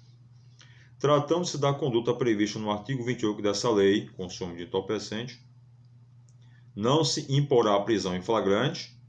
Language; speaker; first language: Portuguese; native; Portuguese